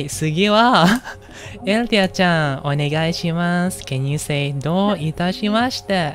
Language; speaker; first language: Japanese; non-native, learner; Indonesian